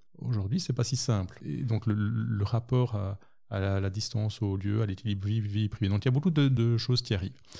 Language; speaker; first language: French; native; French